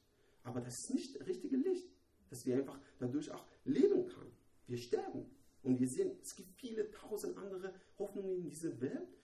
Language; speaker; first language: German; non-native, learner; Persian